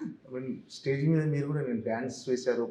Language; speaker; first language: Telugu; native; Telugu